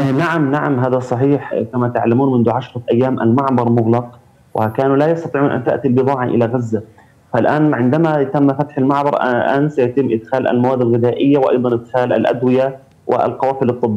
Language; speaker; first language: Arabic; native; Arabic